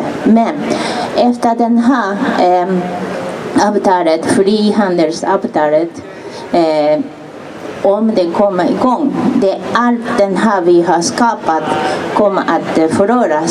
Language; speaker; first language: Swedish; non-native, fluent; Japanese